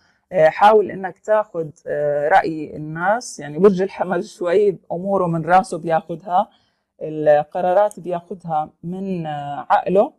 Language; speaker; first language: Arabic; native; Arabic